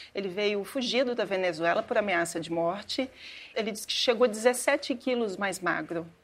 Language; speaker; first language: Portuguese; native; Portuguese